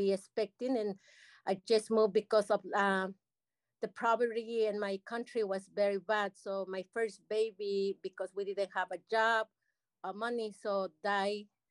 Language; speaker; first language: English; non-native, learner; Spanish